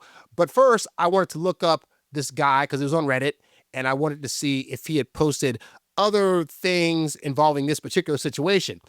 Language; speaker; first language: English; native; English